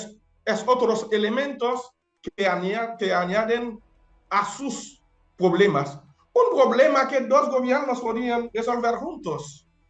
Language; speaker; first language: Spanish; non-native, fluent; Haitian Creole